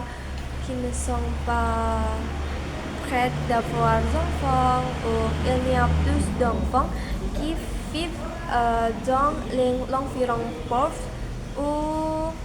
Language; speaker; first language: French; non-native, learner; Indonesian